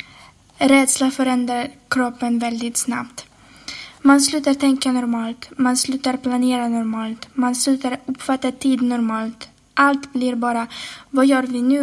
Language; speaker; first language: Swedish; non-native, fluent; Ukrainian